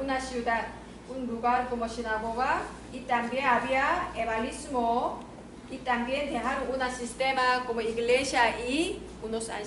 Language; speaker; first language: Spanish; non-native, learner; Korean